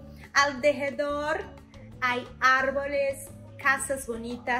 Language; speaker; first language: Spanish; non-native, learner; Portuguese